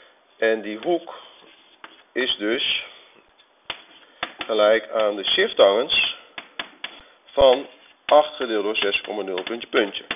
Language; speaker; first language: Dutch; native; Dutch